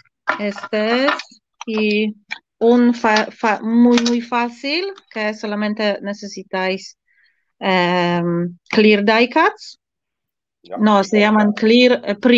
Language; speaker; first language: Spanish; non-native, fluent; Polish